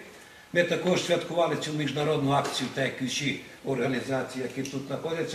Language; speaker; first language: Ukrainian; early bilingual, heritage; Ukrainian